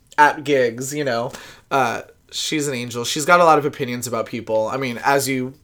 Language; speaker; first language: English; native; English